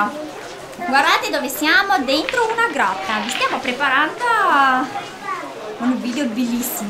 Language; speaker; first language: Italian; native; Italian